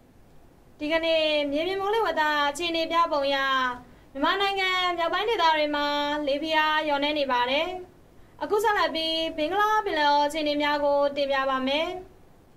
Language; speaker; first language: Burmese; native; Burmese